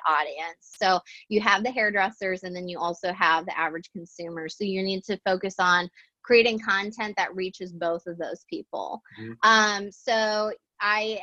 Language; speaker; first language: English; native; English